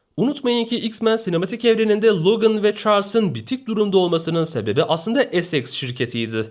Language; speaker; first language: Turkish; native; Turkish